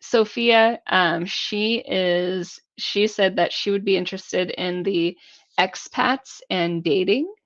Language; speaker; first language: English; native; English